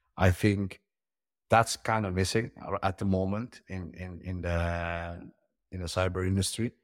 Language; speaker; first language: English; early bilingual, heritage; Dutch